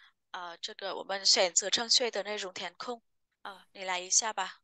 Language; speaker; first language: Chinese; non-native, fluent; Vietnamese